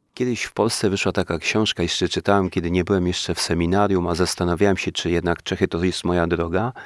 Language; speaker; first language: Polish; native; Polish